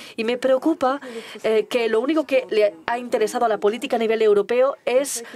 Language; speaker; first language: Spanish; non-native, fluent; Turkish